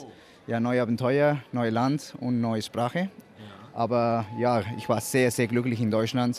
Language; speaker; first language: German; non-native, fluent; Spanish